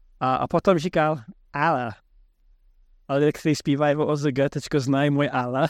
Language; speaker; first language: Czech; non-native, fluent; English